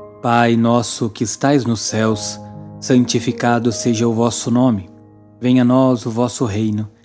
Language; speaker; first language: Portuguese; native; Portuguese